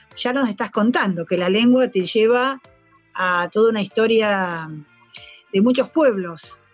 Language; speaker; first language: Spanish; native; Spanish